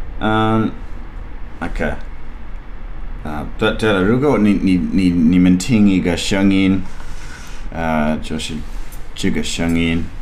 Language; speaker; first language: Chinese; non-native, learner; English